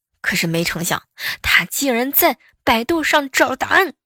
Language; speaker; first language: Chinese; native; Chinese